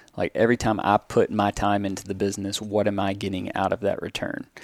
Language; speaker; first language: English; native; English